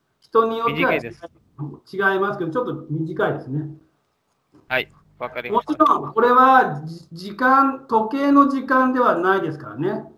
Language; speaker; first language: Japanese; non-native, fluent; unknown